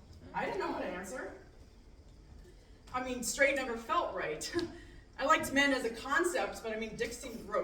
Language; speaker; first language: English; native; English